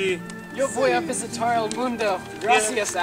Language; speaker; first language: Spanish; non-native, learner; English